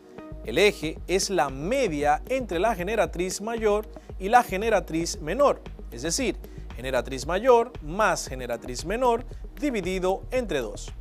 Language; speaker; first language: Spanish; native; Spanish